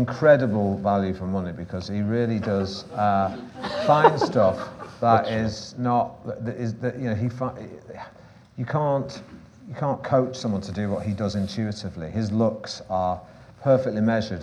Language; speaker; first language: English; native; English